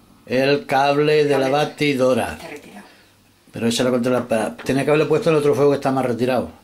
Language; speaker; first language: Spanish; native; Spanish